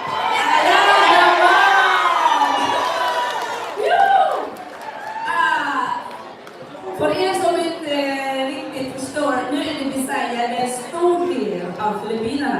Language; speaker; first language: Swedish; non-native, fluent; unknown